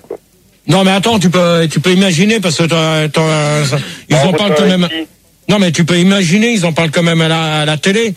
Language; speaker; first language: French; native; French